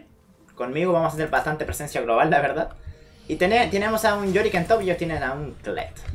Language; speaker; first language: Spanish; native; Spanish